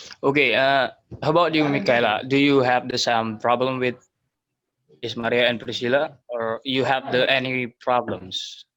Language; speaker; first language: English; non-native, learner; Indonesian